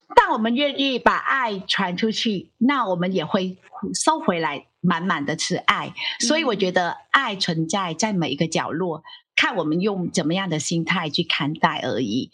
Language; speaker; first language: Chinese; non-native, fluent; Vietnamese